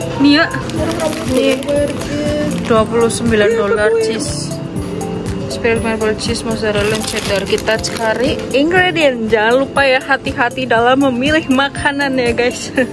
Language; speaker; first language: Indonesian; non-native, local second language; Javanese